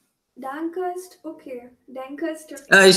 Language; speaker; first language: German; non-native, learner; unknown